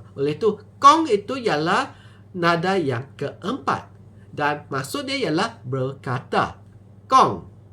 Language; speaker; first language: Malay; non-native, local second language; Min Nan Chinese